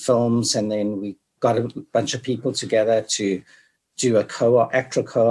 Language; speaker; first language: English; native; English